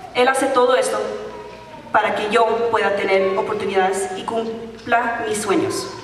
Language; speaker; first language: Spanish; early bilingual, heritage; Spanish